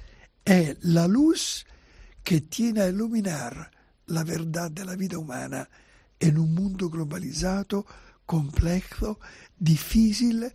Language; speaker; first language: Spanish; non-native, fluent; Italian